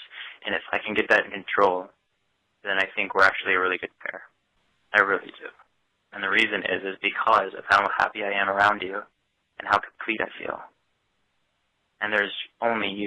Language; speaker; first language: English; native; English